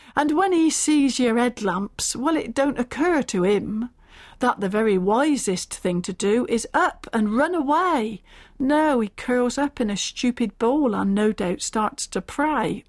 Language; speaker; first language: English; native; English